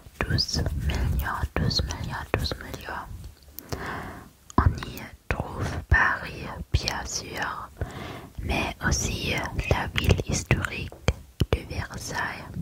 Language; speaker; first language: French; non-native, learner; German